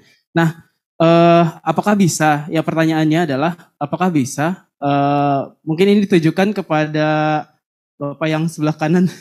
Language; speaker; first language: Indonesian; native; Indonesian